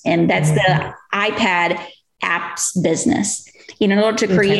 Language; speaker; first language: English; non-native, fluent; Portuguese